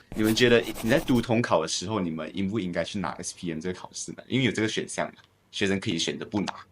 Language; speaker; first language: Chinese; native; Chinese